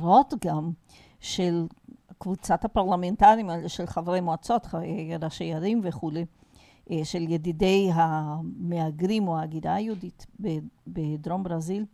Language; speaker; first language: Hebrew; non-native, fluent; Portuguese